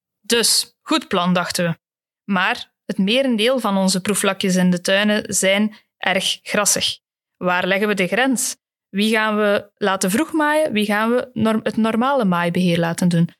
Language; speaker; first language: Dutch; native; Dutch